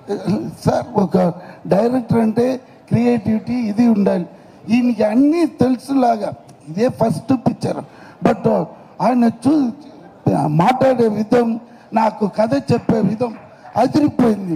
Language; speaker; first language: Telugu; non-native, learner; Tamil